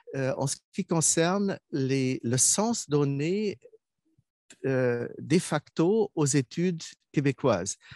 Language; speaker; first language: French; non-native, fluent; German